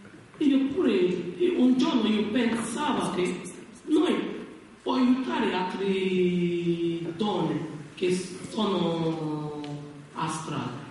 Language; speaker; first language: Italian; non-native, learner; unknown